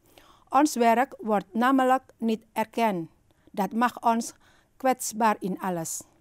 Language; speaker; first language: Dutch; non-native, learner; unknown